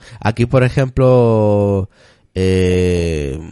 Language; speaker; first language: Spanish; native; Spanish